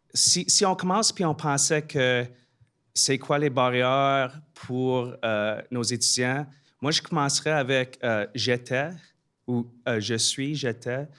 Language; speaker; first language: French; non-native, local second language; English